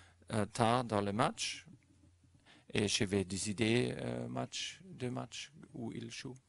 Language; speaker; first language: French; non-native, learner; German